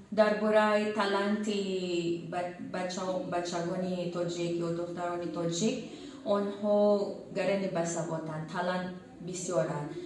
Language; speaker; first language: Tajik; non-native, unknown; Filipino